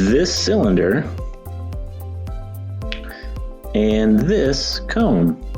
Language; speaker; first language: English; native; English